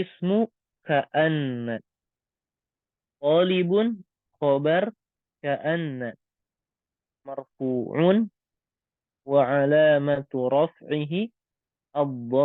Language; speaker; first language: Arabic; non-native, fluent; Indonesian